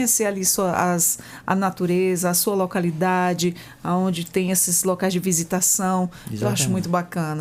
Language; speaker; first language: Portuguese; native; Portuguese